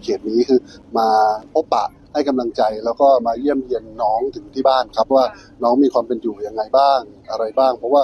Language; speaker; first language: Thai; native; Thai